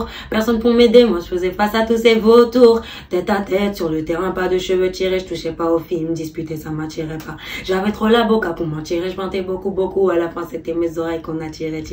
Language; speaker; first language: French; native; French